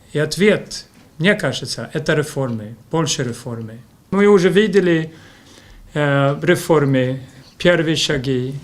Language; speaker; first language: Russian; non-native, fluent; Swedish